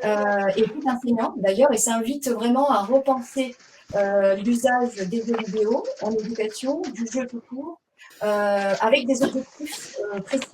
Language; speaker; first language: French; native; French